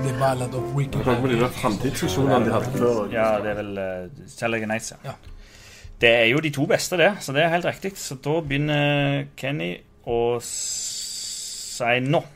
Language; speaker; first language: Norwegian; native; Norwegian